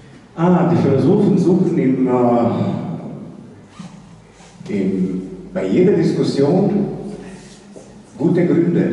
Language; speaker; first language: German; non-native, fluent; Slovenian